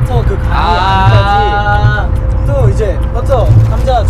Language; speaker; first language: Korean; native; Korean